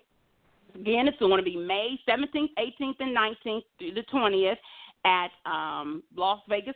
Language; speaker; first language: English; native; English